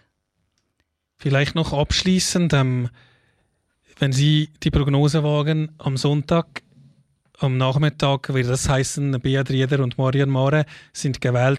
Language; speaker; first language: German; native; German